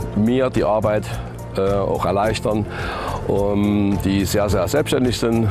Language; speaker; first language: German; native; German